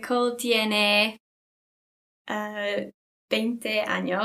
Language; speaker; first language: Spanish; non-native, learner; English